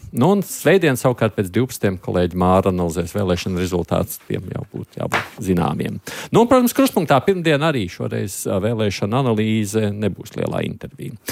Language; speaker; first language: Latvian; native; Latvian